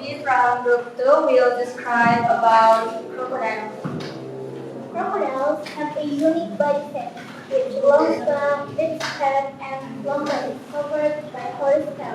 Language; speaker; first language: English; non-native, learner; Indonesian